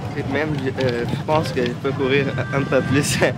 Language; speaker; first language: French; non-native, learner; Arabic